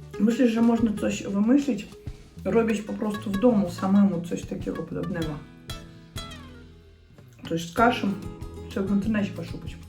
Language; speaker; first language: Polish; non-native, learner; Russian